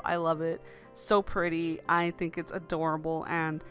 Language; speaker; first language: English; native; English